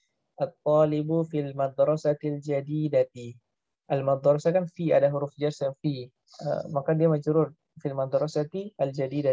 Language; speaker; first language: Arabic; non-native, fluent; Indonesian